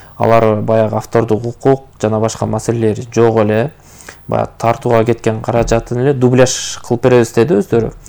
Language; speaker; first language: Kyrgyz; native; Kyrgyz